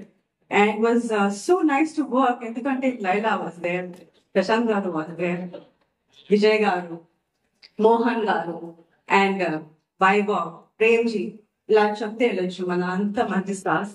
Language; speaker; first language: Telugu; non-native, learner; Tamil